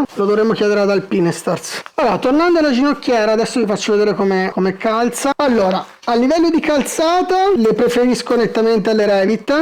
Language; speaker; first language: Italian; native; Italian